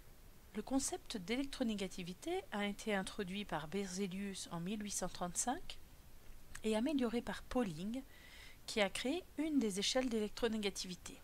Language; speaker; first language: French; native; French